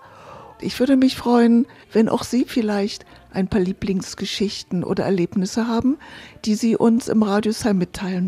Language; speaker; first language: German; native; German